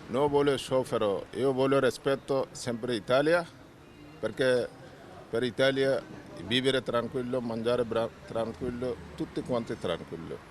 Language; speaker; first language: Italian; non-native, learner; Bangla